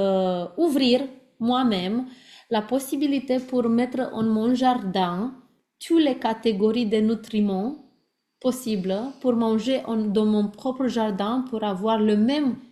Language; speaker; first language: French; non-native, learner; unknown